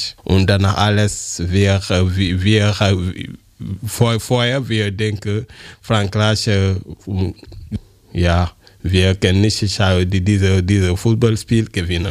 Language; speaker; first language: German; non-native, learner; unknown